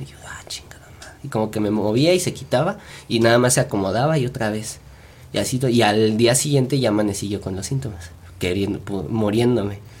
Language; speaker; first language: Spanish; native; Spanish